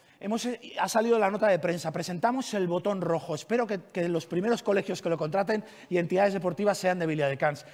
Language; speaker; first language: Spanish; non-native, local second language; Catalan